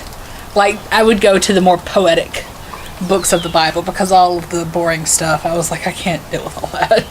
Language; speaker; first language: English; native; English